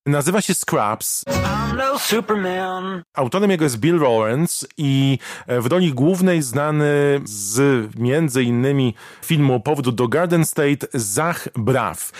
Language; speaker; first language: Polish; native; Polish